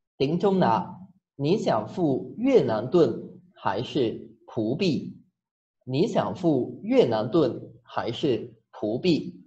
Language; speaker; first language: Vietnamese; non-native, fluent; Cantonese